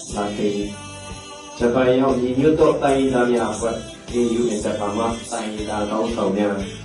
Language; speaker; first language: Burmese; non-native, local second language; Kachin